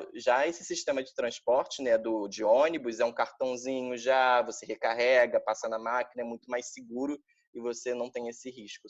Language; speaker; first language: Portuguese; native; Portuguese